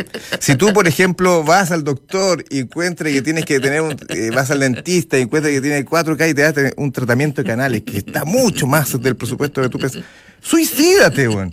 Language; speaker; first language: Spanish; native; Spanish